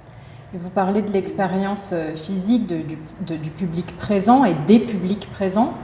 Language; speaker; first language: French; native; French